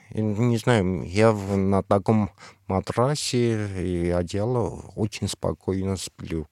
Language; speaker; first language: Russian; non-native, fluent; Armenian